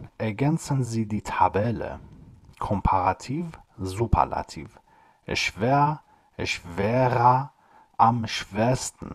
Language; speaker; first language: German; non-native, fluent; Persian